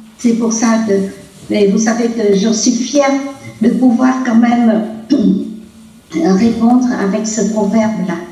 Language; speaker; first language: French; non-native, local second language; Vietnamese